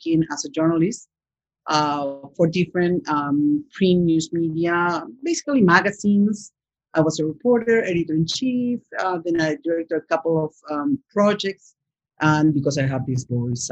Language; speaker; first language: English; non-native, fluent; Spanish